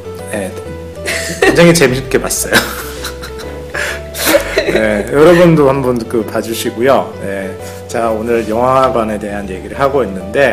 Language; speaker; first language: Korean; non-native, fluent; Japanese